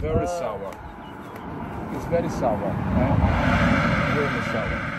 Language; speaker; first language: English; non-native, learner; Italian